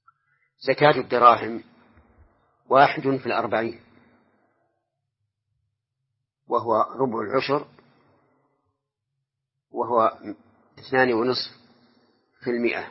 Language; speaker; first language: Arabic; native; Arabic